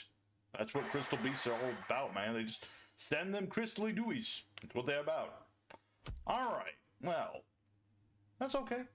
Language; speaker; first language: English; native; English